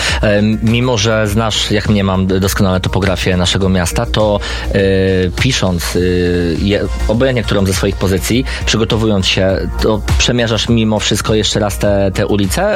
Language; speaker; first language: Polish; native; Polish